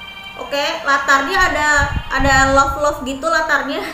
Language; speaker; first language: Indonesian; native; Indonesian